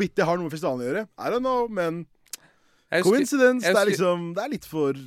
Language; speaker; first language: Norwegian; native; Norwegian